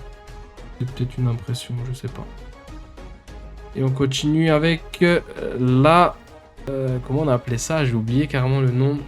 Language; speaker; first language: French; native; French